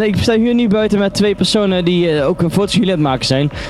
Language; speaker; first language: Dutch; native; Dutch